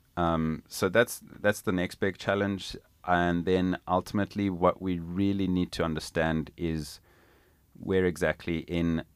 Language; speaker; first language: English; non-native, local second language; Italian